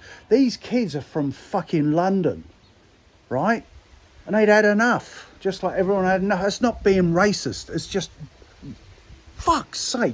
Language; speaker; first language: English; native; English